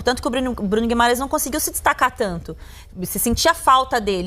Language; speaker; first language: Portuguese; native; Portuguese